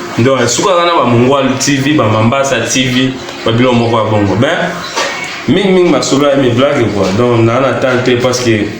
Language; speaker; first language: Lingala; native; Lingala